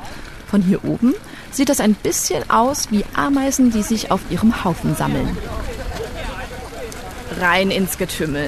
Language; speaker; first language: German; native; German